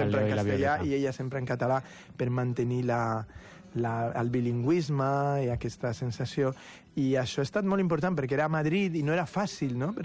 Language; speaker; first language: Catalan; non-native, local second language; Spanish